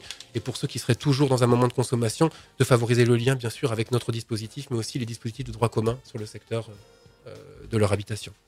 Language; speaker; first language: French; native; French